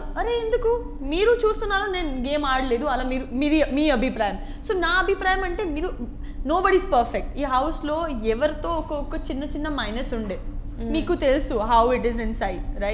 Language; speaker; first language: Telugu; non-native, learner; Gujarati